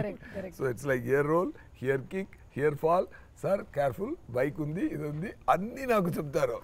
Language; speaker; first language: Telugu; non-native, local second language; Tamil